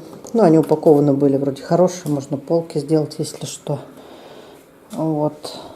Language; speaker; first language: Russian; native; Russian